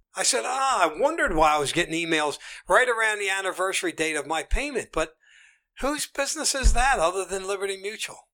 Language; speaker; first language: English; native; English